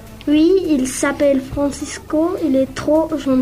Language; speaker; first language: French; non-native, learner; Spanish